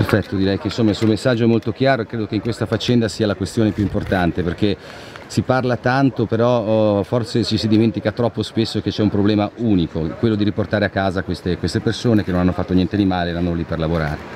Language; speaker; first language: Italian; native; Italian